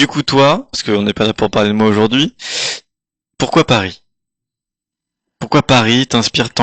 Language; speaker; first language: French; native; French